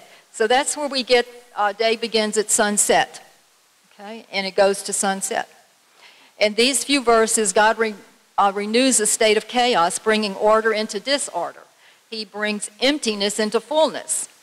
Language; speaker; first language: English; native; English